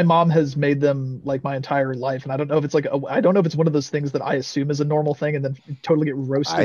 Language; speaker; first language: English; native; English